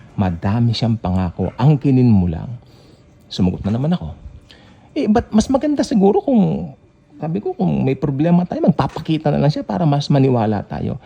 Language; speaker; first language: Filipino; native; Filipino